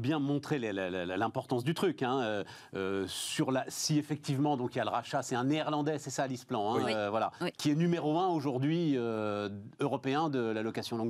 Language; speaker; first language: French; native; French